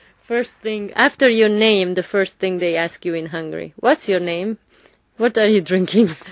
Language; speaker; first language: English; non-native, fluent; Hungarian